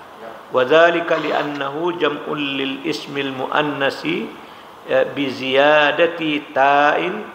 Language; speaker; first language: Arabic; non-native, learner; Indonesian